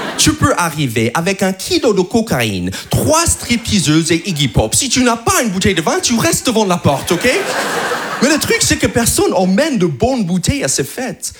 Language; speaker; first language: French; non-native, fluent; English